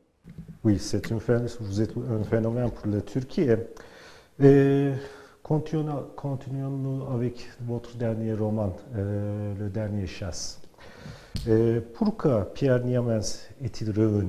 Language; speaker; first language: French; non-native, learner; Turkish